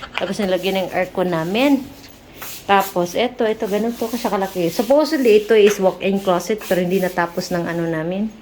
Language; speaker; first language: Filipino; non-native, local second language; Cebuano